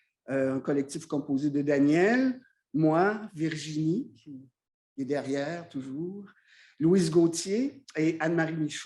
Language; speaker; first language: French; native; French